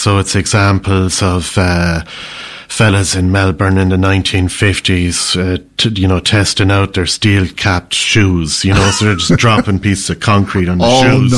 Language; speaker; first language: English; native; English